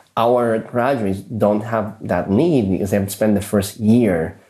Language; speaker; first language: English; early bilingual, other home language; Spanish